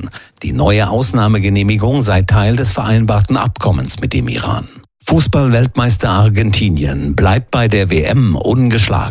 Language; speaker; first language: German; native; German